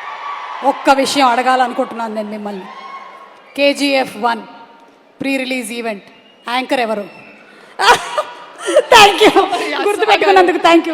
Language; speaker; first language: Telugu; native; Telugu